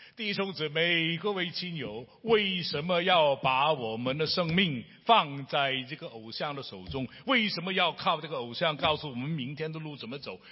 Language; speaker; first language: Chinese; non-native, local second language; Cantonese